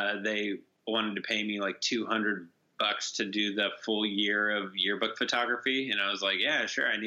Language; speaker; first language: English; native; English